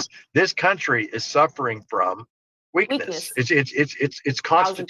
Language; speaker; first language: English; native; English